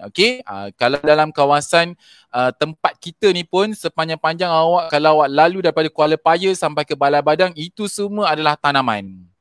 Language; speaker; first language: Malay; native; Malay